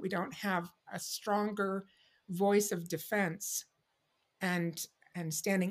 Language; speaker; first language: English; native; English